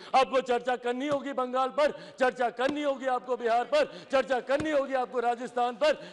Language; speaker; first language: Hindi; native; Hindi